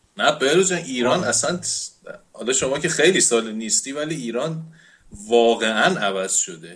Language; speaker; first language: Persian; native; Persian